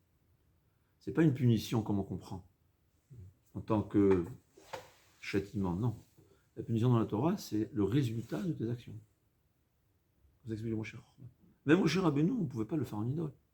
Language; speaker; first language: French; native; French